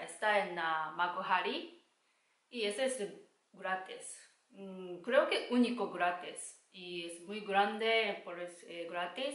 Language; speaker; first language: Spanish; non-native, learner; Japanese